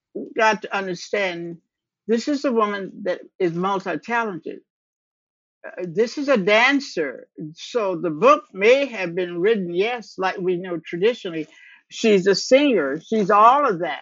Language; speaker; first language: English; native; English